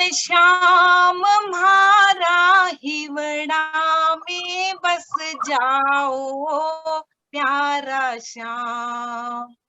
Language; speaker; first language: Hindi; native; Hindi